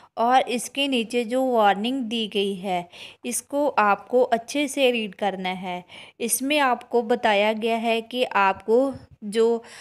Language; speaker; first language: Hindi; non-native, local second language; Punjabi